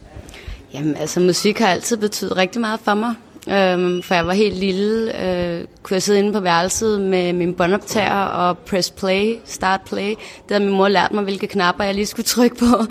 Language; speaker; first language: Danish; native; Danish